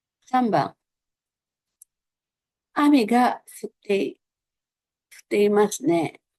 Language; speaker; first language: Japanese; non-native, fluent; Filipino